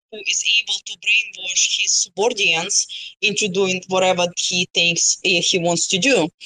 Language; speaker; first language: English; non-native, fluent; Russian